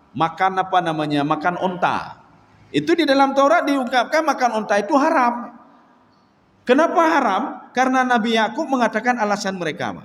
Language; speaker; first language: Malay; non-native, local second language; Achinese